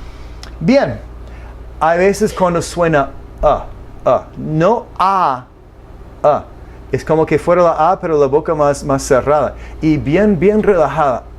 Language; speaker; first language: Spanish; non-native, fluent; English